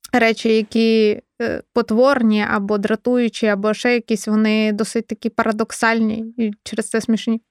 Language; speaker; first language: Ukrainian; non-native, local second language; Russian